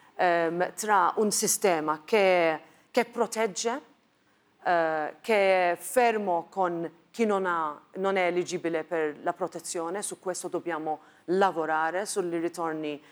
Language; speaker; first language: Italian; non-native, fluent; Maltese